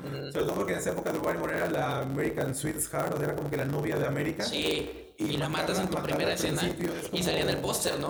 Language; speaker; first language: Spanish; native; Spanish